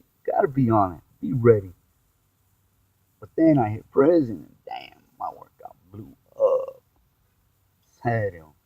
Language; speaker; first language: English; native; English